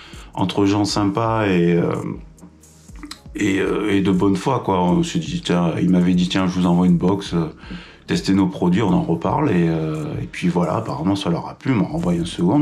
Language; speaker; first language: French; native; French